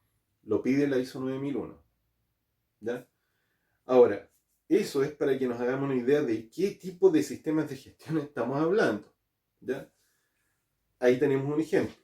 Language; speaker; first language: Spanish; native; Spanish